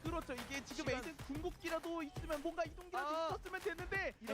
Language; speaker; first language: Korean; native; Korean